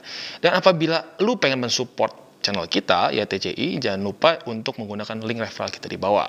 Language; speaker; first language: Indonesian; native; Indonesian